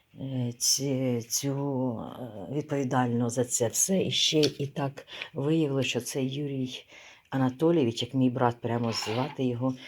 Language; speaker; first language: Ukrainian; native; Ukrainian